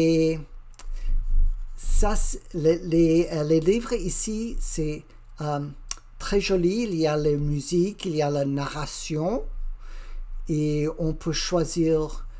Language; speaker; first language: French; non-native, learner; English